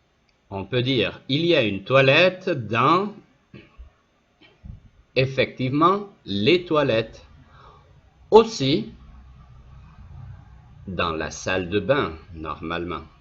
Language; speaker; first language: French; non-native, fluent; Spanish